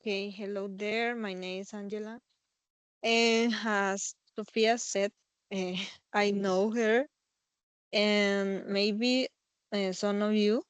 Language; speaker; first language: English; non-native, learner; Spanish